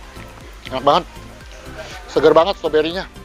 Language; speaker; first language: Indonesian; native; Indonesian